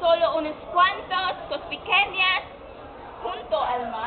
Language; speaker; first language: Spanish; non-native, learner; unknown